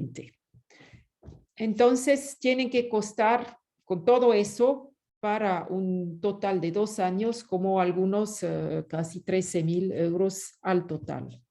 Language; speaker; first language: Spanish; non-native, fluent; French